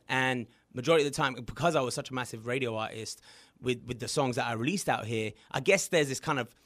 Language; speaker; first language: English; native; English